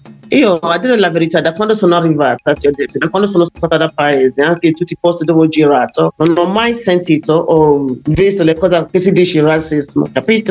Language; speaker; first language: Italian; non-native, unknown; English